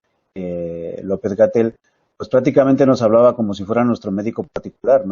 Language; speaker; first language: Spanish; native; Spanish